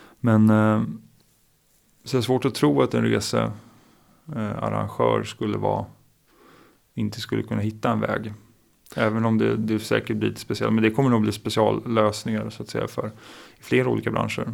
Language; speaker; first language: Swedish; native; Swedish